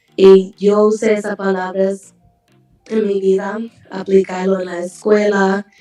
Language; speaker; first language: Spanish; early bilingual, heritage; Spanish